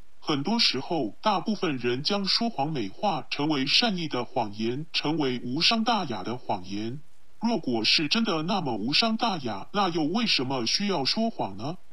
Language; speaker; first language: Chinese; non-native, local second language; Cantonese